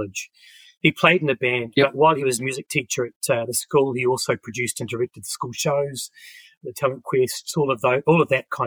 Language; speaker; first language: English; native; English